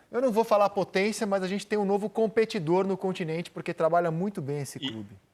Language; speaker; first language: Portuguese; native; Portuguese